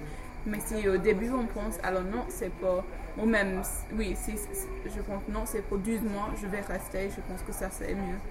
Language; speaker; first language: French; non-native, fluent; English